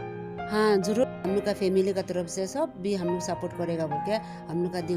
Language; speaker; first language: Hindi; non-native, local second language; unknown